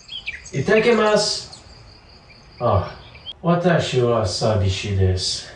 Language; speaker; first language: Japanese; non-native, learner; English